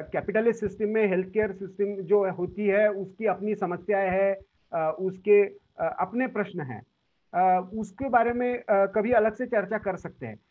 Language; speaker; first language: Hindi; non-native, local second language; Marathi